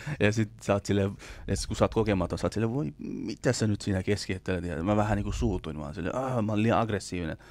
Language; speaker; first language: Finnish; early bilingual, other home language; Kurdish